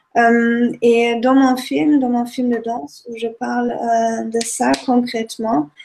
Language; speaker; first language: French; non-native, fluent; German